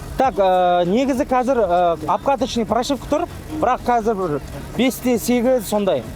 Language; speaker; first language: Kazakh; native; Kazakh